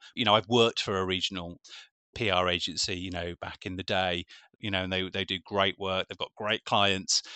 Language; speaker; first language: English; native; English